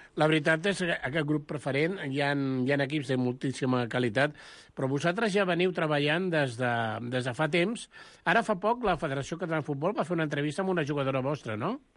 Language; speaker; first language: Catalan; non-native, local second language; Spanish